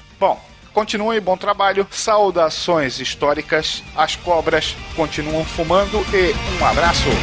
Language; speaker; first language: Portuguese; native; Portuguese